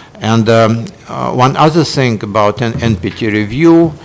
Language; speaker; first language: English; non-native, fluent; Russian